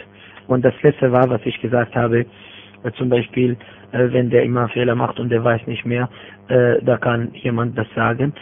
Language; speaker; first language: German; non-native, fluent; Arabic